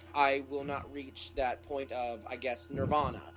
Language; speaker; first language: English; native; English